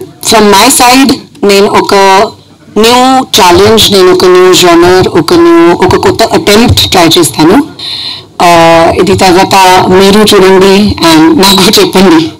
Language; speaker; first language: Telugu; non-native, local second language; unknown